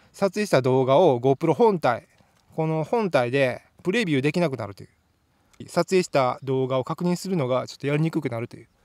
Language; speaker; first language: Japanese; native; Japanese